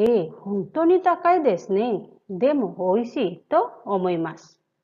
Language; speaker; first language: Japanese; non-native, fluent; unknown